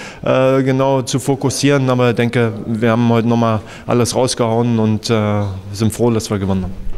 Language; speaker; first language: German; native; German